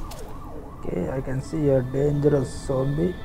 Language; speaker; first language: English; non-native, learner; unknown